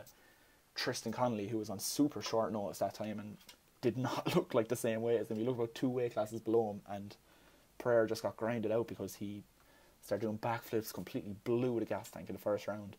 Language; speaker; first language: English; native; English